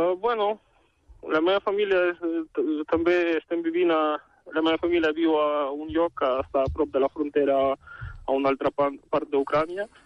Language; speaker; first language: Catalan; non-native, fluent; Ukrainian